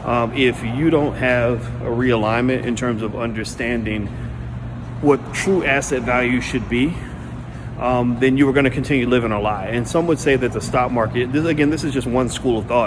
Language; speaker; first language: English; native; English